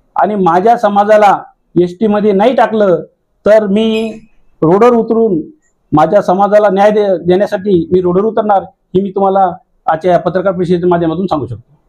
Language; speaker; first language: Marathi; non-native, local second language; Lambadi